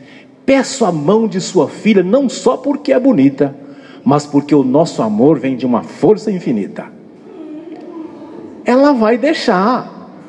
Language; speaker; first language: Portuguese; native; Portuguese